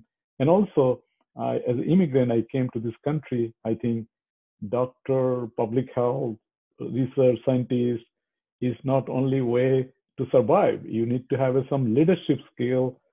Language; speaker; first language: English; non-native, local second language; Bangla